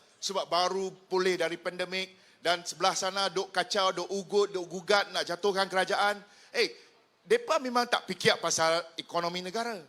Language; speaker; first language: Malay; non-native, local second language; Chinese